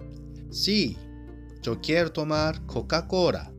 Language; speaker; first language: Spanish; non-native, fluent; Japanese